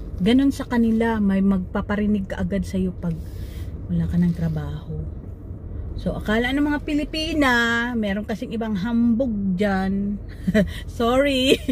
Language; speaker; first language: Filipino; non-native, local second language; Cebuano